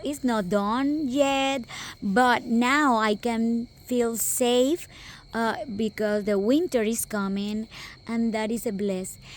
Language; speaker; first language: English; non-native, local second language; Spanish